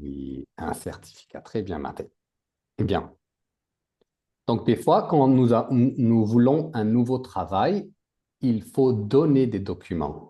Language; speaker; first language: French; native; French